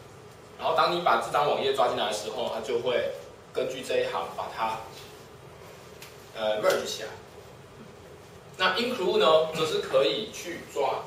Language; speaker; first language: Chinese; native; Chinese